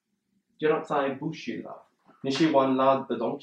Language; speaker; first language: Chinese; non-native, learner; English